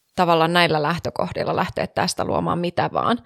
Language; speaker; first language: Finnish; early bilingual, heritage; Finnish